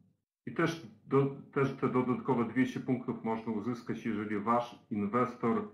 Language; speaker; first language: Polish; native; Polish